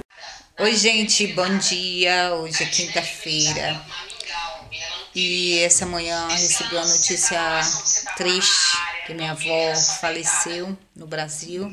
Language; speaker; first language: Portuguese; native; Portuguese